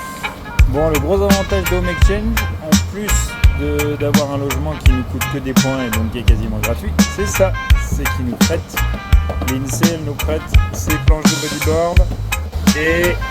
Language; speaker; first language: French; native; French